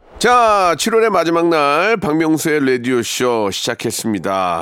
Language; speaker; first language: Korean; native; Korean